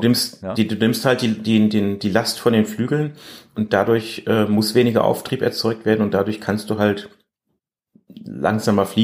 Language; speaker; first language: German; native; German